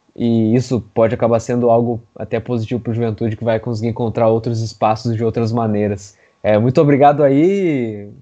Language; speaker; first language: Portuguese; native; Portuguese